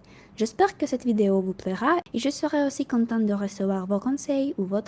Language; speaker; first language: French; non-native, learner; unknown